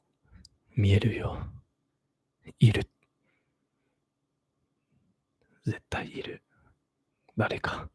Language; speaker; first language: Japanese; non-native, learner; English